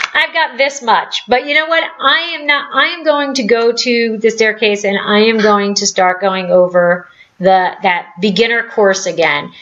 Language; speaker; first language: English; native; English